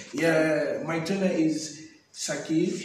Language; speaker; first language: English; non-native, fluent; Portuguese